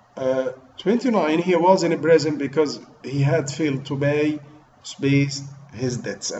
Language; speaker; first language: English; non-native, fluent; Arabic